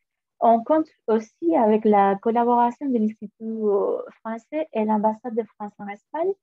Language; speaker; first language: French; non-native, fluent; Spanish